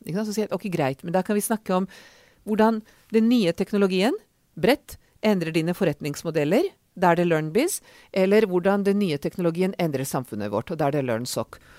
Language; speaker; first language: Norwegian; non-native, fluent; Hungarian